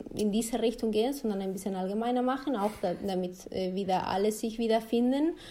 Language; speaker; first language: German; non-native, fluent; Spanish